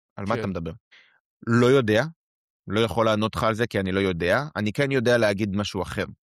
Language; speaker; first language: Hebrew; native; Hebrew